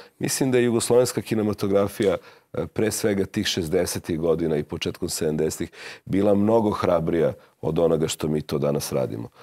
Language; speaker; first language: Serbian; native; Serbian